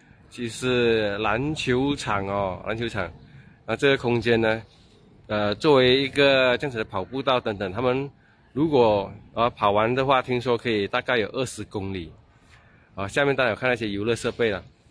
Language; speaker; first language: Chinese; native; Chinese